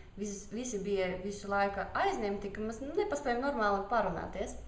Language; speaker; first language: Latvian; non-native, local second language; Russian